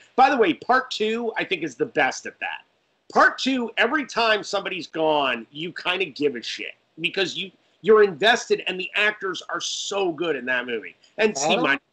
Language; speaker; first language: English; native; English